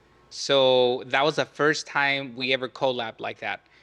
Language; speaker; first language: English; early bilingual, other home language; Spanish